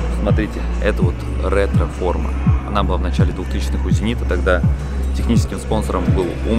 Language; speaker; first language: Russian; native; Russian